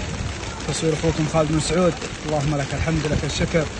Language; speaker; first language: Arabic; native; Arabic